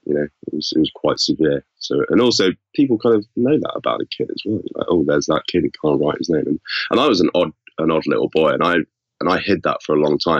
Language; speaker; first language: English; native; English